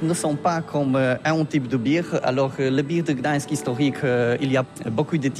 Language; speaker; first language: French; non-native, learner; Polish